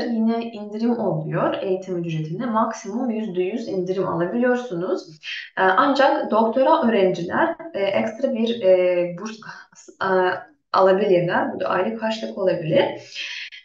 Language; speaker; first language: Turkish; non-native, fluent; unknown